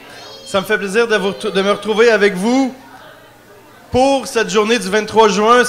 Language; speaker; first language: French; native; French